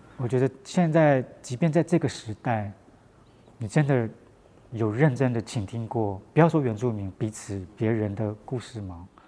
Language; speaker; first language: Chinese; non-native, local second language; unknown